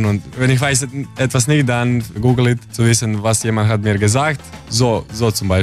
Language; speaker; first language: German; non-native, learner; Croatian